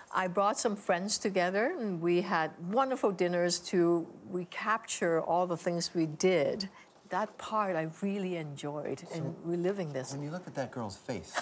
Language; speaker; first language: English; native; English